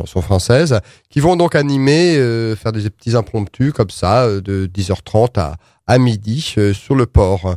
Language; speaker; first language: French; native; French